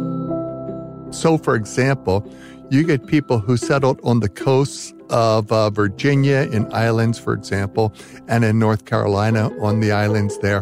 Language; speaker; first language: English; native; English